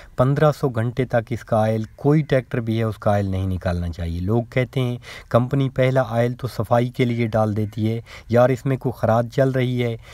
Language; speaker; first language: Urdu; non-native, local second language; Punjabi